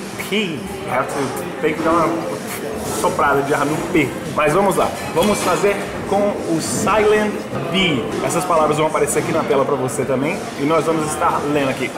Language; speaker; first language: Portuguese; native; Portuguese